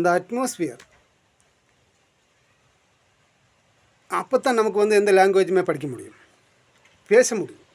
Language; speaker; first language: Tamil; non-native, local second language; Malayalam